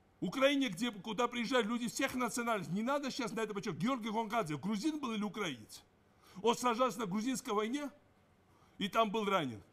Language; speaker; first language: Russian; non-native, local second language; Georgian